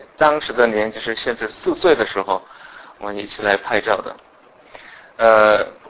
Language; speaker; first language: Chinese; non-native, fluent; Korean